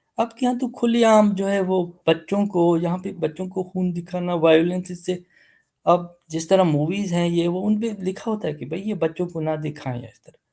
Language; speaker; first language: Urdu; non-native, local second language; Sindhi